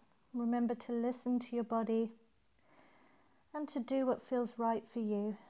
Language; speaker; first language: English; native; English